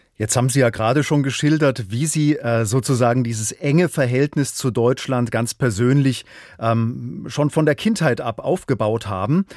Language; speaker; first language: German; native; German